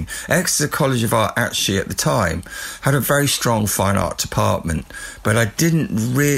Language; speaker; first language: English; native; English